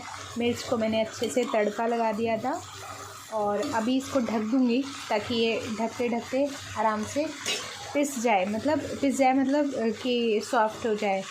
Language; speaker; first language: Hindi; native; Hindi